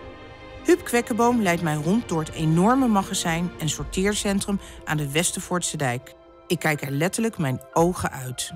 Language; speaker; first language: Dutch; native; Dutch